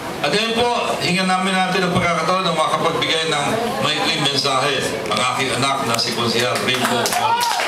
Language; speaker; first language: Filipino; native; Filipino